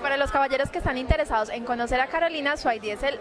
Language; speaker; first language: Spanish; native; Spanish